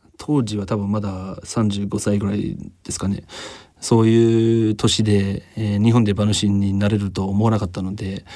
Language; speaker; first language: Japanese; non-native, fluent; English